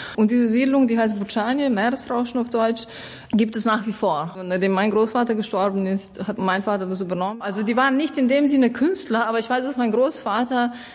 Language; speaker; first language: German; non-native, fluent; Slovenian